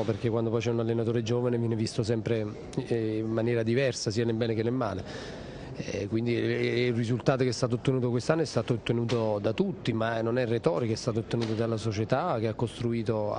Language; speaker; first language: Italian; native; Italian